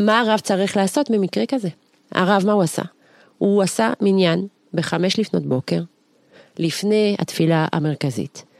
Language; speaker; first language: Hebrew; non-native, fluent; French